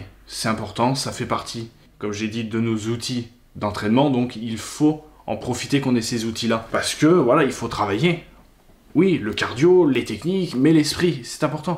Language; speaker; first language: French; native; French